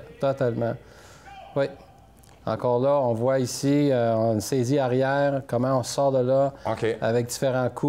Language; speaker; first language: French; native; French